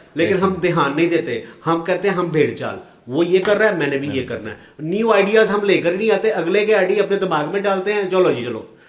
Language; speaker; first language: Urdu; non-native, local second language; Punjabi